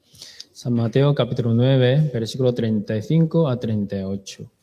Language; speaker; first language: Spanish; non-native, learner; Chinese